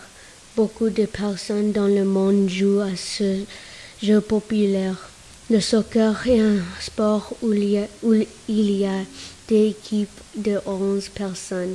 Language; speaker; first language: French; non-native, learner; English